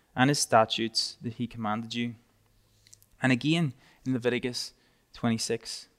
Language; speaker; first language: English; native; English